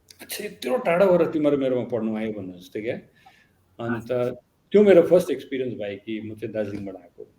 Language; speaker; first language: Nepali; native; Nepali